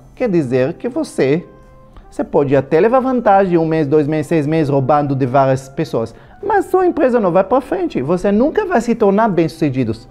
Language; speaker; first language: Portuguese; non-native, fluent; Hebrew